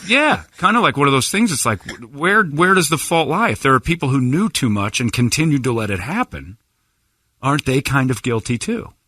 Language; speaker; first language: English; native; English